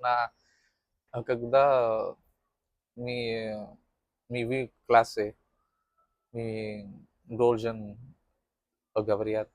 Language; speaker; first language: Russian; non-native, learner; Tamil